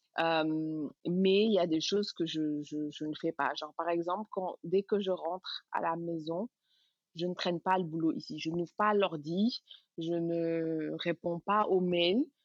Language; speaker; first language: French; non-native, local second language; Serer